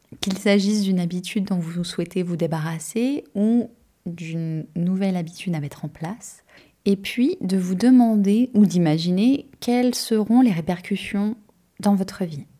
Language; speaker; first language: French; native; French